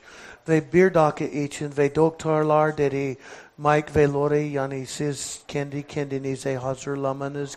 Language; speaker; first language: Turkish; non-native, fluent; English